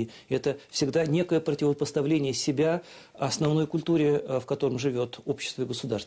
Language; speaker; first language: Russian; native; Russian